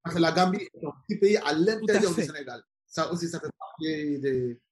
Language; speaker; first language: French; non-native, local second language; Wolof